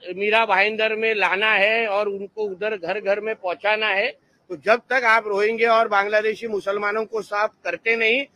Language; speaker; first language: Hindi; non-native, local second language; Marathi